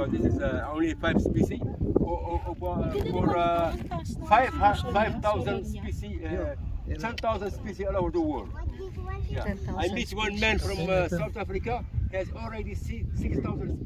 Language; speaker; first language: English; non-native, learner; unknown